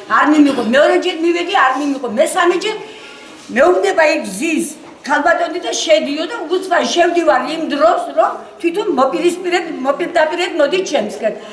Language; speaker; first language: Georgian; native; Georgian